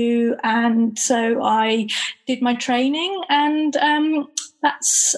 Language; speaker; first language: English; native; English